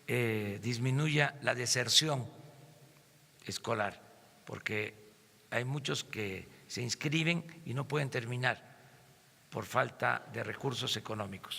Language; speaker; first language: Spanish; native; Spanish